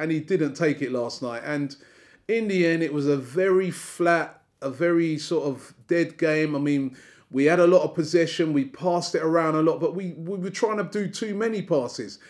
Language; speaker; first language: English; native; English